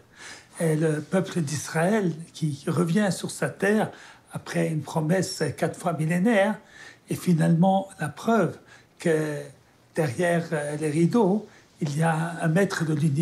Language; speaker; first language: French; native; French